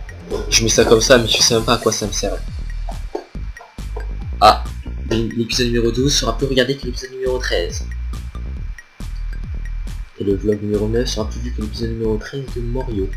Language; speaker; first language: French; native; French